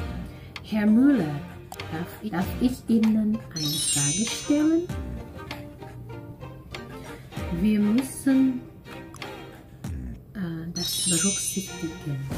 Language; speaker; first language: German; non-native, fluent; Indonesian